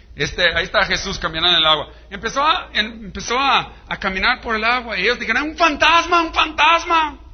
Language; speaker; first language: Spanish; early bilingual, heritage; Spanish